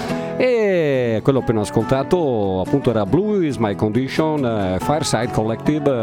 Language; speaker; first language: Italian; native; Italian